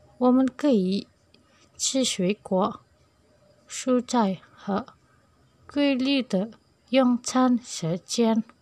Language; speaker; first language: Chinese; non-native, learner; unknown